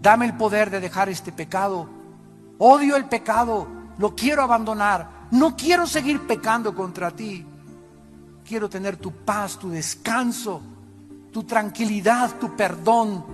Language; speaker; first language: Spanish; native; Spanish